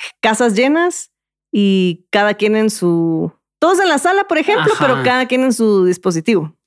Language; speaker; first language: Spanish; native; Spanish